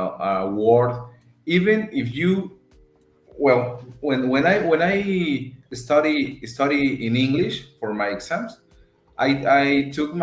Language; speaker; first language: English; non-native, learner; Spanish